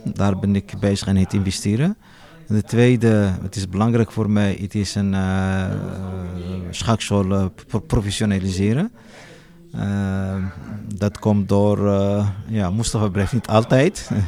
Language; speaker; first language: Dutch; non-native, learner; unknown